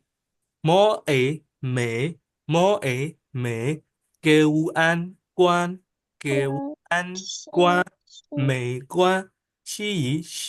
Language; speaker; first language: Chinese; non-native, fluent; Burmese